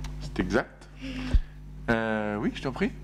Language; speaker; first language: French; native; French